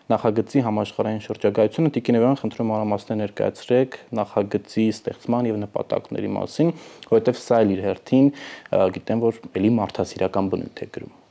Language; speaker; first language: Armenian; native; Armenian